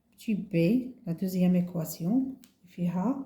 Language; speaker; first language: French; non-native, local second language; Arabic